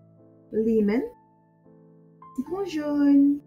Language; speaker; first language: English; non-native, learner; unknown